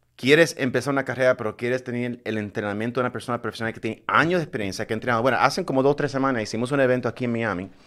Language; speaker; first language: Spanish; native; Spanish